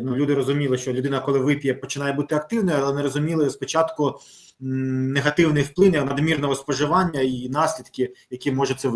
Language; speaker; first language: Ukrainian; native; Ukrainian